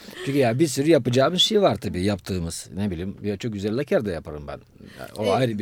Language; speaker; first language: Turkish; non-native, fluent; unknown